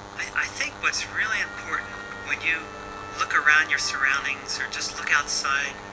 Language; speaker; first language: English; native; English